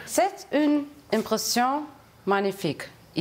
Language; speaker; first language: French; non-native, learner; German